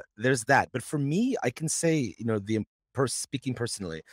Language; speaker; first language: English; native; English